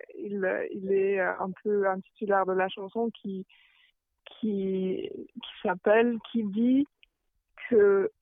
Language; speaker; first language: French; non-native, fluent; German